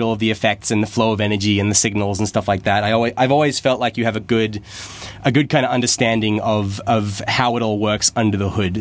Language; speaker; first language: English; native; English